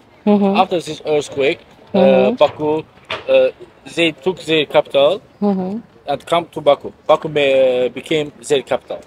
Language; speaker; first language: English; non-native, learner; Azerbaijani